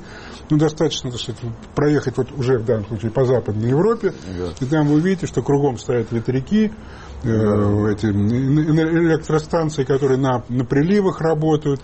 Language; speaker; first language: Russian; native; Russian